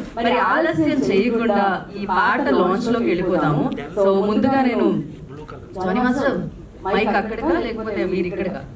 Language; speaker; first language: Telugu; native; Telugu